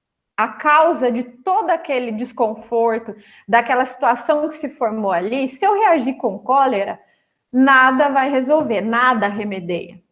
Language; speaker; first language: Portuguese; native; Portuguese